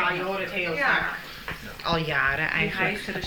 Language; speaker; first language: Dutch; native; Dutch